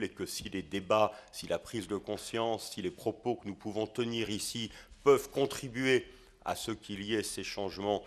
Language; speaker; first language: French; native; French